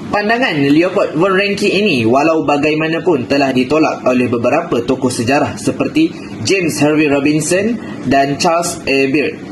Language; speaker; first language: Malay; native; Malay